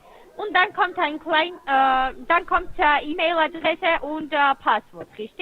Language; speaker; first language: German; non-native, fluent; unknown